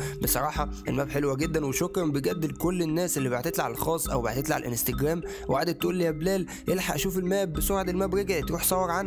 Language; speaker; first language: Arabic; native; Arabic